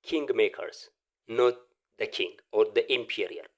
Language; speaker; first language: English; non-native, local second language; Amharic